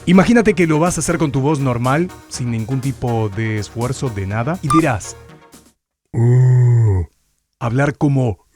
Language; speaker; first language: Spanish; native; Spanish